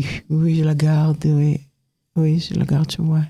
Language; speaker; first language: French; non-native, fluent; Hebrew